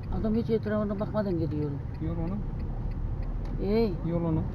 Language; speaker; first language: Turkish; native; Turkish